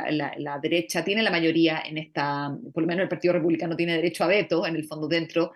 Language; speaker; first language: Spanish; native; Spanish